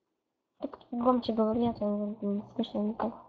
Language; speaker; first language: Russian; native; Russian